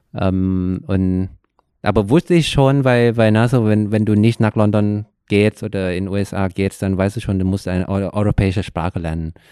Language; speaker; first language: German; non-native, fluent; Thai